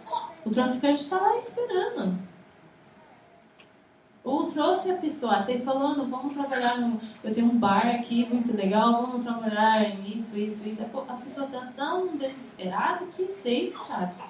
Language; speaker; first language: Portuguese; non-native, fluent; English